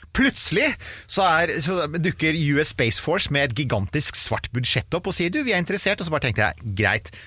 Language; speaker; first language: Norwegian; native; Norwegian